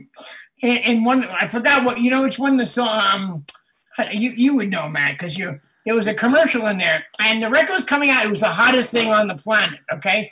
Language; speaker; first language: English; native; English